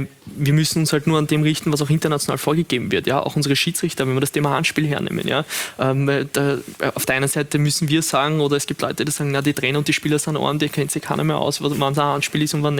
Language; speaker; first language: German; native; German